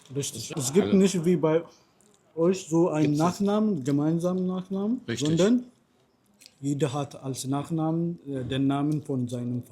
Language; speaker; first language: German; non-native, fluent; Amharic